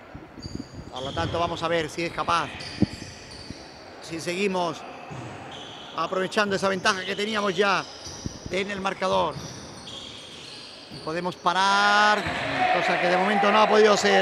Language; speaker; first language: Spanish; native; Spanish